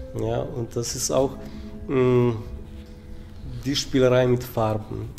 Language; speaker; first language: German; non-native, fluent; Polish